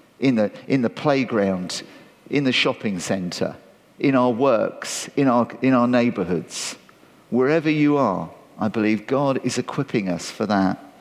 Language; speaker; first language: English; native; English